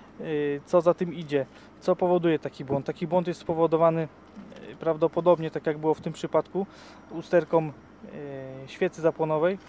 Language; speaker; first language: Polish; native; Polish